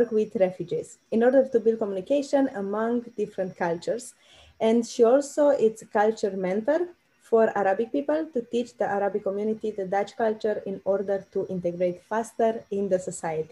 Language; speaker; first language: English; non-native, fluent; Romanian